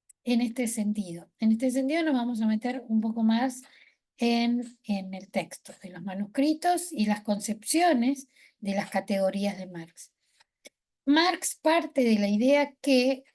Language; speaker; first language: Spanish; native; Spanish